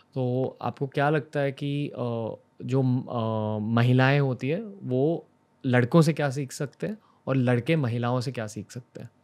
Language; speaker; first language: Hindi; native; Hindi